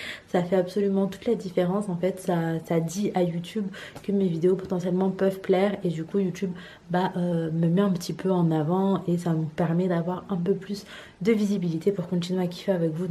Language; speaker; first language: French; native; French